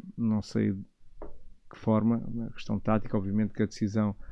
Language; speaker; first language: Portuguese; native; Portuguese